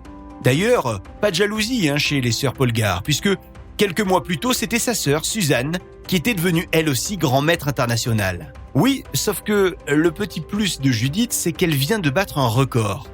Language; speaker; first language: French; native; French